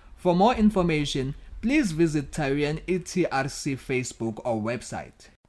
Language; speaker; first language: English; non-native, local second language; Zulu